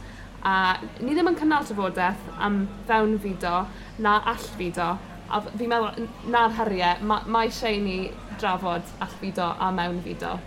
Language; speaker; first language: Welsh; native; Welsh